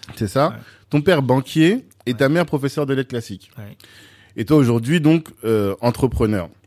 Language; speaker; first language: French; native; French